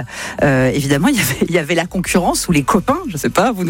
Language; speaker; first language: French; native; French